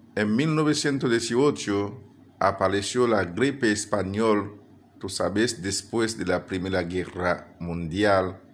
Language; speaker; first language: Spanish; non-native, fluent; Haitian Creole